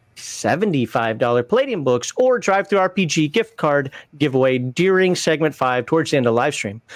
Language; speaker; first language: English; native; English